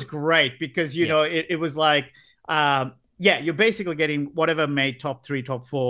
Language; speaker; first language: English; non-native, local second language; Sinhala